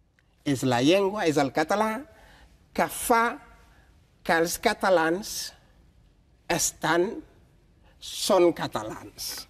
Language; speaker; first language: Catalan; non-native, fluent; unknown